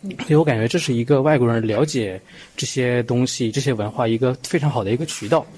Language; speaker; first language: Chinese; early bilingual, other home language; Urdu